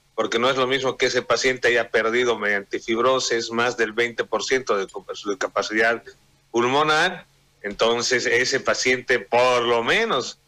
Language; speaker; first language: Spanish; native; Spanish